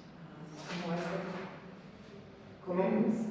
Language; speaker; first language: Spanish; non-native, learner; English